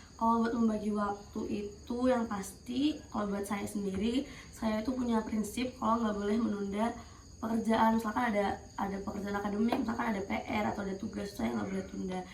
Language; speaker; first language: Indonesian; native; Indonesian